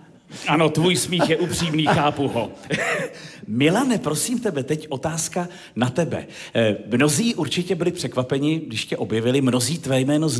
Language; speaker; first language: Czech; native; Czech